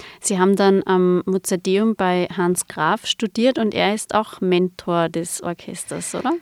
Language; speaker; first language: German; native; German